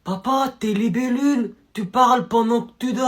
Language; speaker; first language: French; native; French